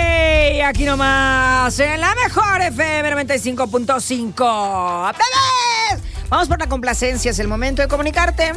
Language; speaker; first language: Spanish; native; Spanish